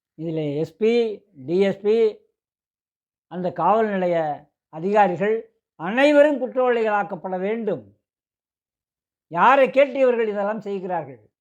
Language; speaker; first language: Tamil; native; Tamil